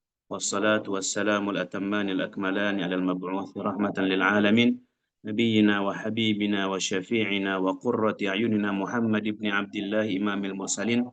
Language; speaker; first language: Arabic; non-native, fluent; Indonesian